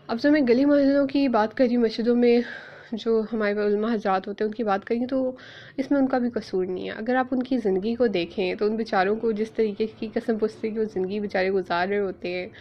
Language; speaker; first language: Urdu; native; Urdu